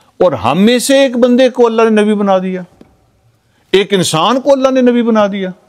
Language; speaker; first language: Urdu; non-native, local second language; Punjabi